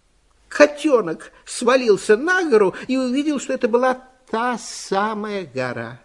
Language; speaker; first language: Russian; native; Russian